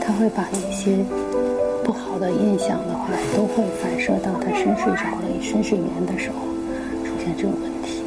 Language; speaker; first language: Chinese; native; Chinese